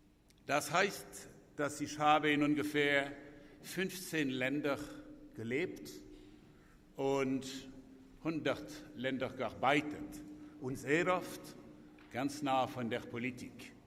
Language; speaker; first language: German; non-native, local second language; French